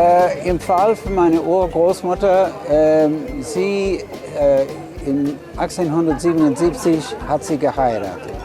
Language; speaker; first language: German; non-native, fluent; English